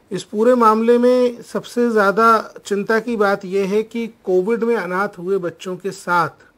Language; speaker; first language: Hindi; native; Hindi